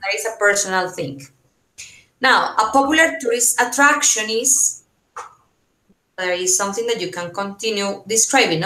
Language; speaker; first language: English; non-native, fluent; Spanish